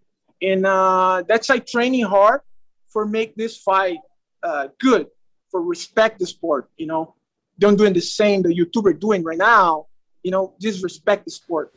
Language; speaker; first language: English; non-native, learner; Portuguese